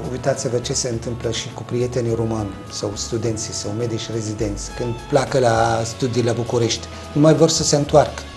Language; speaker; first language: Romanian; non-native, fluent; Arabic